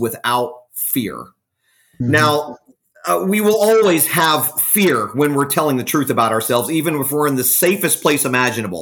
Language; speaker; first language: English; native; English